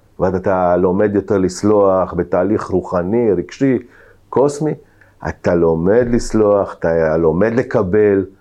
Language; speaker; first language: Hebrew; early bilingual, other home language; Spanish